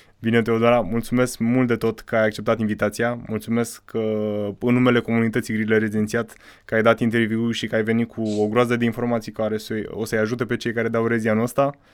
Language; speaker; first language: Romanian; native; Romanian